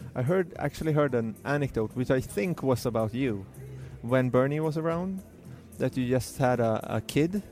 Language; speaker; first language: English; non-native, fluent; Swedish